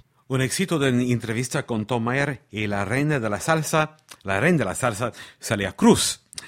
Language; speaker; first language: Spanish; non-native, learner; English